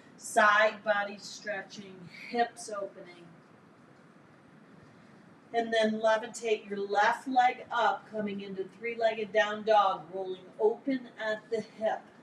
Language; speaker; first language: English; native; English